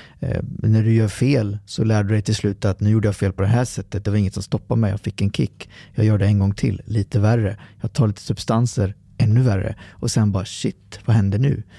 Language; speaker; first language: Swedish; early bilingual, other home language; Arabic